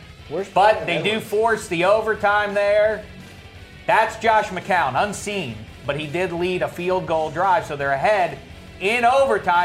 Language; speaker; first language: English; native; English